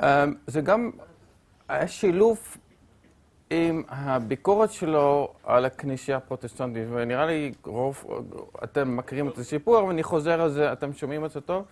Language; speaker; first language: Hebrew; non-native, fluent; Dutch